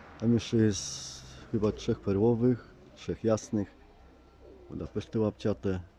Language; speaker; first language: Polish; native; Polish